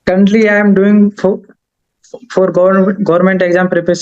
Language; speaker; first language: English; non-native, learner; Haryanvi